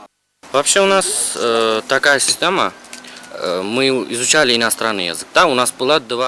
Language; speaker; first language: Russian; non-native, fluent; Turkish